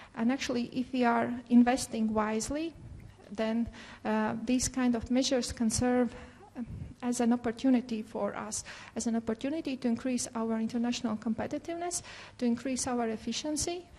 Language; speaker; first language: English; non-native, fluent; Latvian